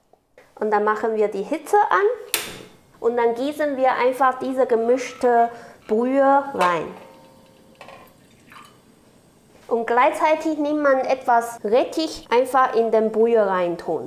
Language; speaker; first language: German; non-native, learner; Chinese